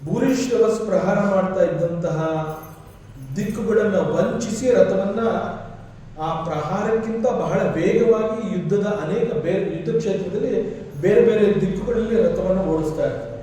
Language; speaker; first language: Kannada; native; Kannada